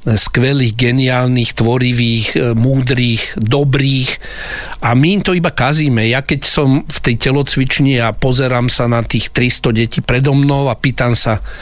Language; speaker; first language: Slovak; native; Slovak